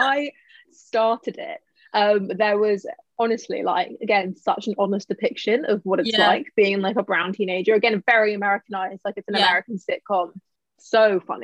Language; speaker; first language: English; native; English